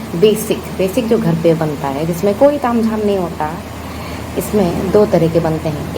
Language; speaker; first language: Hindi; non-native, local second language; Odia